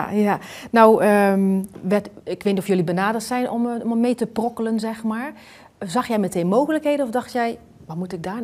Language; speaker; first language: Dutch; native; Dutch